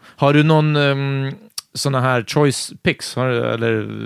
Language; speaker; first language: Swedish; native; Swedish